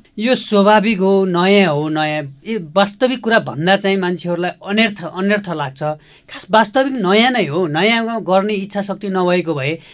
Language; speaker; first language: Nepali; native; Nepali